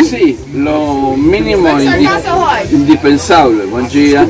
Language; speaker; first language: Portuguese; non-native, learner; Spanish